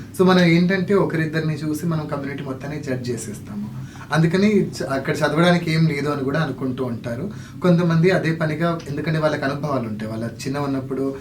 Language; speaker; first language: Telugu; non-native, local second language; Lambadi